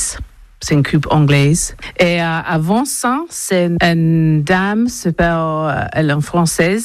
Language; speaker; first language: French; non-native, learner; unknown